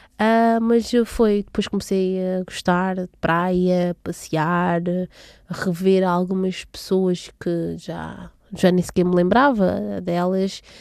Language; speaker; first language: Portuguese; native; Portuguese